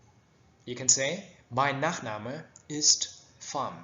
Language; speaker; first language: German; non-native, fluent; Vietnamese